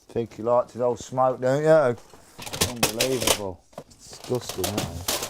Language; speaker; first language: English; native; English